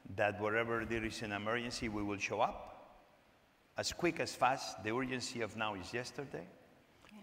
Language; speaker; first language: English; non-native, fluent; Spanish